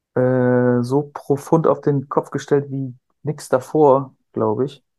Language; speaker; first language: German; native; German